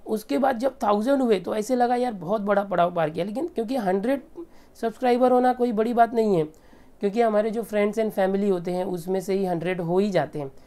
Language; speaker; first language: Hindi; native; Hindi